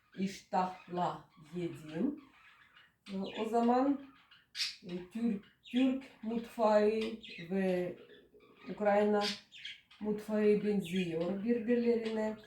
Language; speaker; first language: Turkish; non-native, learner; Russian